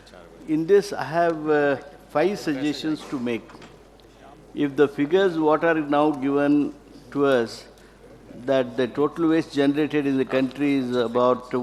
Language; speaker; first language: English; non-native, local second language; Kannada